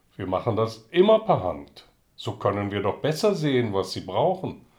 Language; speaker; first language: German; early bilingual, other home language; Dutch